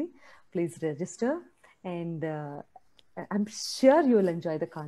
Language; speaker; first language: Telugu; native; Telugu